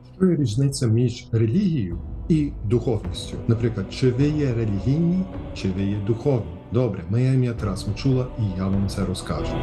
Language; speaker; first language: Ukrainian; early bilingual, heritage; Ukrainian